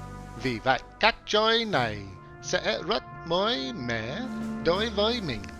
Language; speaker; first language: Vietnamese; non-native, learner; English